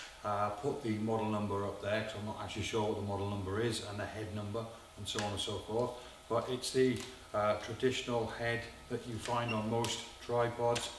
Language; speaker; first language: English; native; English